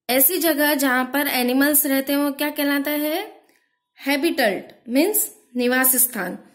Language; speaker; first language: Hindi; native; Hindi